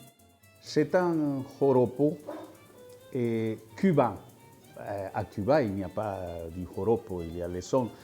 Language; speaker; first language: French; non-native, fluent; Spanish